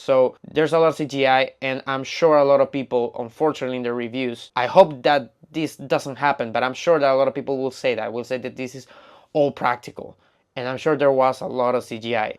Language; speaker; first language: English; non-native, fluent; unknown